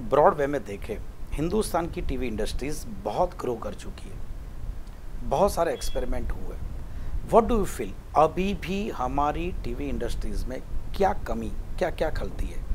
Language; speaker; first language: Hindi; non-native, local second language; Gujarati